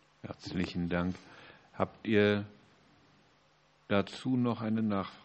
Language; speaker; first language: German; native; German